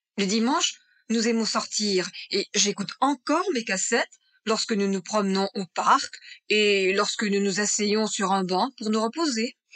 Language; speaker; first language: French; native; French